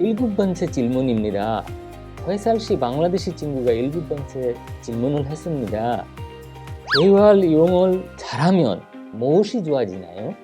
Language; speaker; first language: Korean; non-native, fluent; Bangla